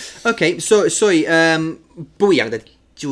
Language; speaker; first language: Chinese; non-native, learner; English